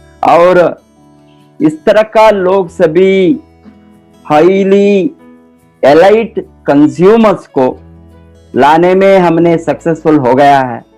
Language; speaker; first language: Hindi; non-native, local second language; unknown